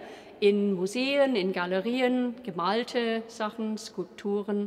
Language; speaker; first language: German; non-native, fluent; English